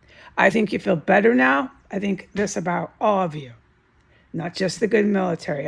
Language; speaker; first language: English; native; English